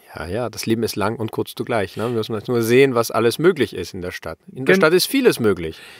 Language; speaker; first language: German; early bilingual, heritage; German